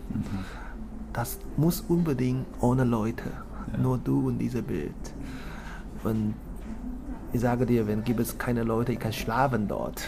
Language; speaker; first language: German; non-native, learner; Chinese